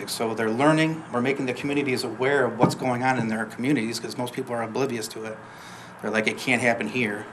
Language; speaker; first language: English; native; English